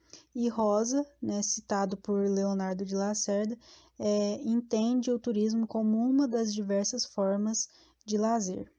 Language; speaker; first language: Portuguese; native; Portuguese